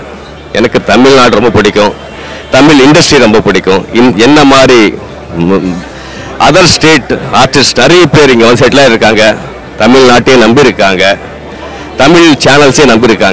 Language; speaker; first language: Tamil; non-native, local second language; Telugu